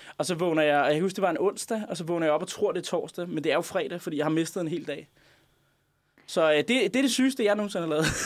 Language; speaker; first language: Danish; native; Danish